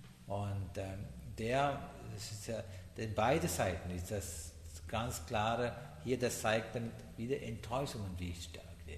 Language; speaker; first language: German; non-native, learner; Sinhala